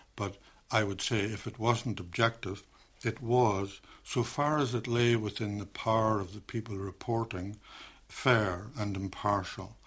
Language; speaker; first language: English; native; English